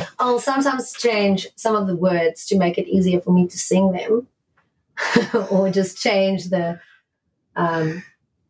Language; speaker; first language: English; non-native, local second language; Afrikaans